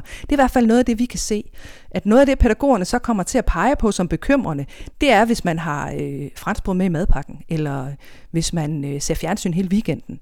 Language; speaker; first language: Danish; native; Danish